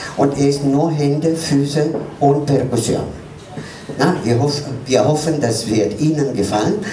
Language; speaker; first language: German; non-native, learner; Spanish